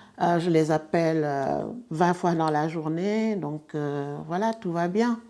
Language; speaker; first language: French; non-native, local second language; Wolof